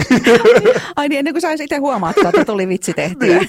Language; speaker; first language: Finnish; native; Finnish